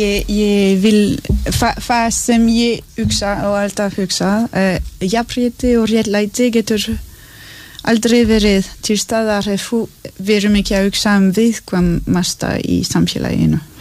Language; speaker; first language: Icelandic; non-native, learner; French